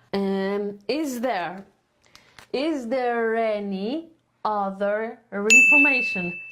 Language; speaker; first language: English; non-native, fluent; Polish